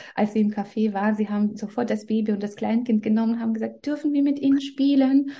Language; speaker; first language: German; non-native, fluent; Russian